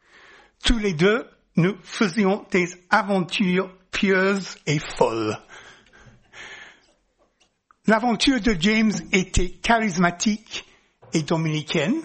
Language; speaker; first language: French; non-native, fluent; English